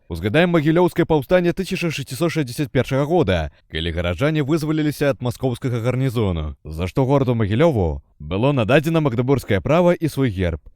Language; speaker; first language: Belarusian; native; Belarusian